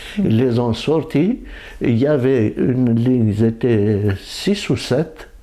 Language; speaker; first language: French; non-native, local second language; Kabyle